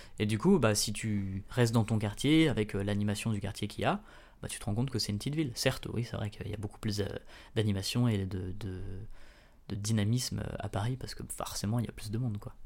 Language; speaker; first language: French; native; French